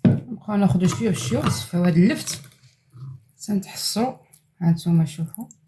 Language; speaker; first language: Arabic; native; Arabic